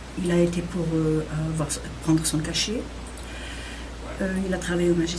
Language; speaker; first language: French; non-native, local second language; Kabyle